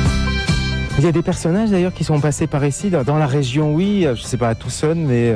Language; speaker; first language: French; native; French